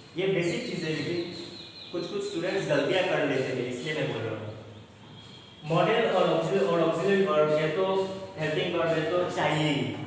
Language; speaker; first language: Hindi; non-native, local second language; Bangla